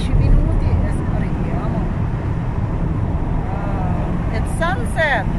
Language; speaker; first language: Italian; non-native, learner; Filipino